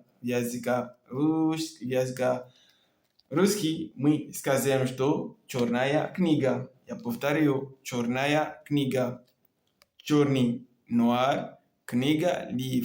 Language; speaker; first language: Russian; non-native, learner; French